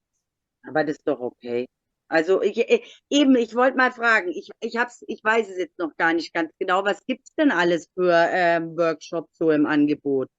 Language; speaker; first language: German; native; German